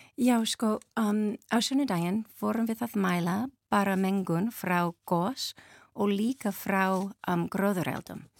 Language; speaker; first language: Icelandic; non-native, learner; English